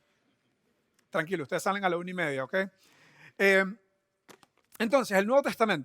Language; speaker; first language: Spanish; native; Spanish